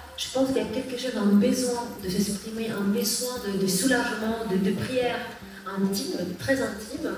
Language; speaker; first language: French; early bilingual, other home language; Spanish